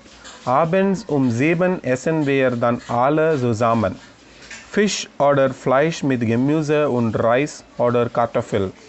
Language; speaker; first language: German; non-native, learner; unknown